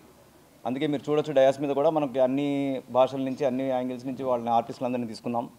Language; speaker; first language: Telugu; native; Telugu